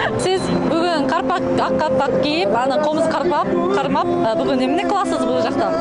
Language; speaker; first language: Kyrgyz; non-native, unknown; Japanese